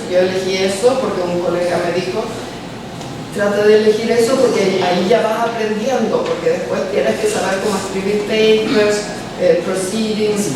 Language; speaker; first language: Spanish; early bilingual, heritage; Spanish